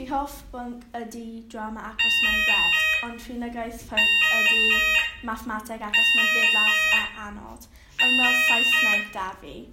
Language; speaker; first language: Welsh; non-native, learner; English